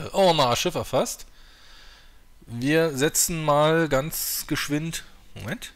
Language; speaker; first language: German; native; German